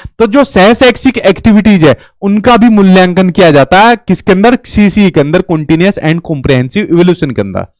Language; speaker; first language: Hindi; native; Hindi